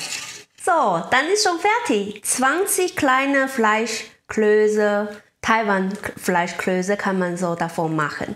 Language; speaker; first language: German; non-native, learner; Chinese